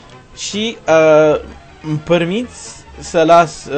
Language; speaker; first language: Romanian; non-native, learner; Portuguese